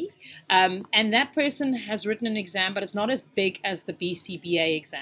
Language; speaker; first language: English; native; English